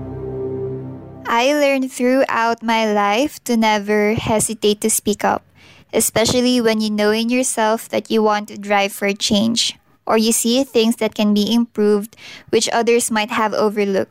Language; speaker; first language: English; non-native, local second language; Filipino